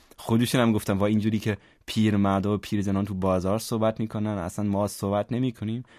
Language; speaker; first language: Persian; non-native, fluent; German